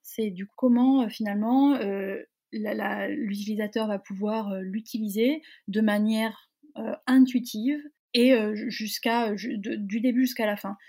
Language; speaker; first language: French; native; French